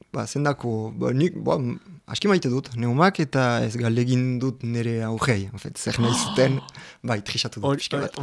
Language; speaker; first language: Basque; non-native, local second language; French